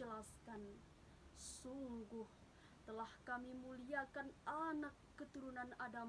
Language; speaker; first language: Indonesian; native; Indonesian